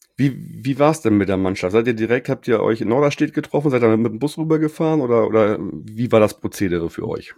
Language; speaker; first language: German; native; German